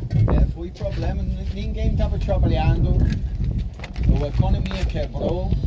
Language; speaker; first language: Portuguese; non-native, fluent; English